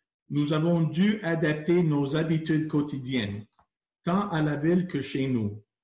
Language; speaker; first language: French; non-native, local second language; English